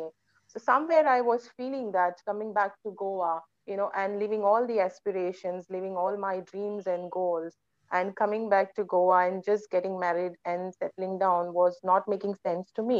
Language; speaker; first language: English; non-native, local second language; Konkani